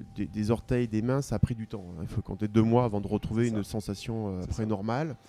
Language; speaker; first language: French; native; French